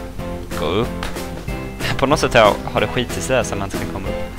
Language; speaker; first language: Swedish; native; Swedish